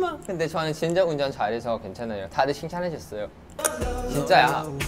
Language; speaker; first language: Korean; non-native, fluent; Thai